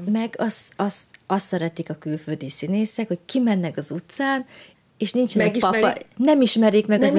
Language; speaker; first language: Hungarian; early bilingual, other home language; Vietnamese